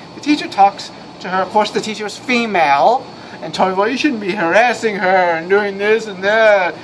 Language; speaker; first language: English; native; English